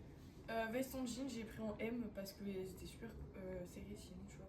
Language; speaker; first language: French; native; French